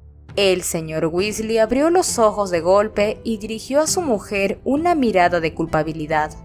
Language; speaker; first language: Spanish; native; Spanish